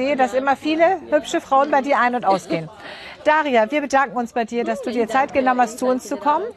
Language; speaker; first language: German; native; German